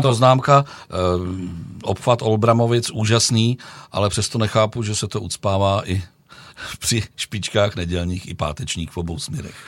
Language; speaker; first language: Czech; native; Czech